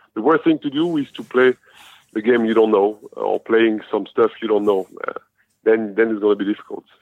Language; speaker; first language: English; non-native, fluent; French